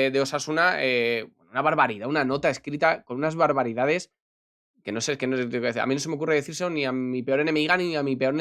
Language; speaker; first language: Spanish; native; Spanish